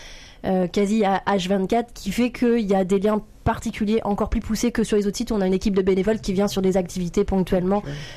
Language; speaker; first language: French; native; French